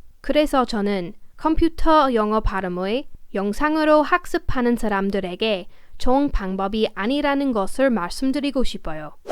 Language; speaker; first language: Korean; non-native, fluent; English